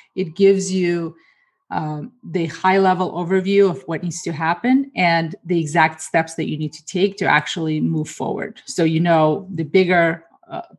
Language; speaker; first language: English; early bilingual, other home language; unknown